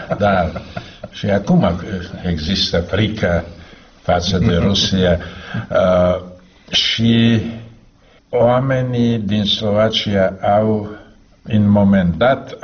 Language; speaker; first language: Romanian; non-native, fluent; Slovak